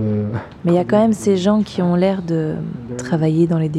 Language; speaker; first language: French; native; French